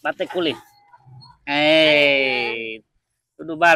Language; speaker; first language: Portuguese; non-native, learner; Vietnamese